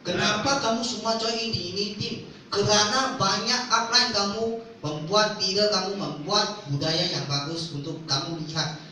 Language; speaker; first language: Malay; non-native, local second language; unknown